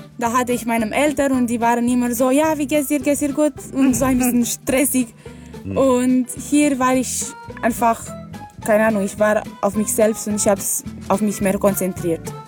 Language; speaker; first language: German; non-native, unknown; Romanian